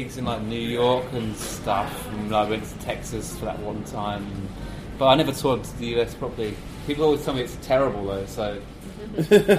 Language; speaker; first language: English; native; English